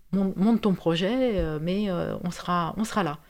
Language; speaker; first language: French; non-native, fluent; Romanian